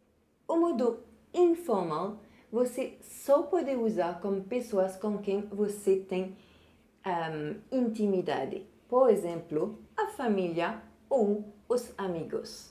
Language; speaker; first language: Portuguese; non-native, fluent; French